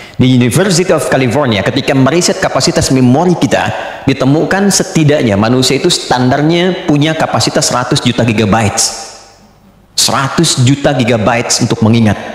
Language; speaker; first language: Indonesian; native; Indonesian